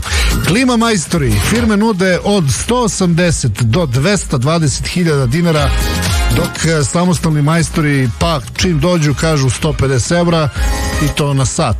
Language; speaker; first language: Serbian; native; Serbian